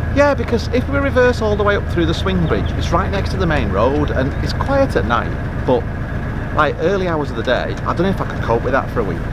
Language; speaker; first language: English; native; English